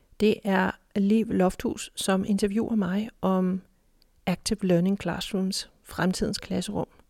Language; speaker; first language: Danish; native; Danish